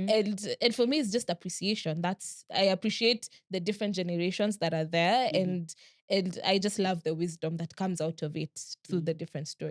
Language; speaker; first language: English; non-native, local second language; Swahili